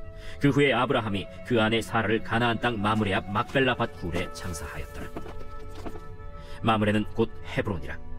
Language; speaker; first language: Korean; native; Korean